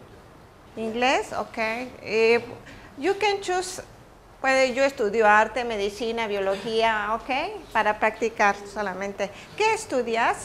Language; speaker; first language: Spanish; native; Spanish